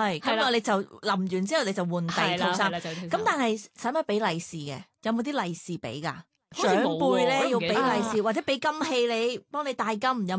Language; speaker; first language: Cantonese; native; Cantonese